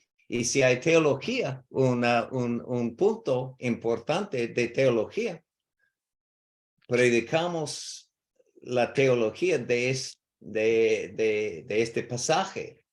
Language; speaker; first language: Spanish; non-native, learner; English